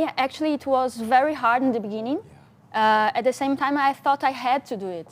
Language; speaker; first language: English; non-native, fluent; Portuguese